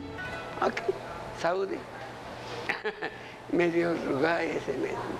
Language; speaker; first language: Portuguese; non-native, learner; Japanese